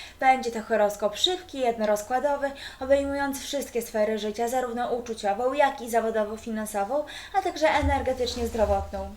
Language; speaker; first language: Polish; native; Polish